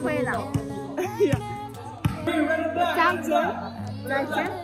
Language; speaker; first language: Chinese; non-native, learner; English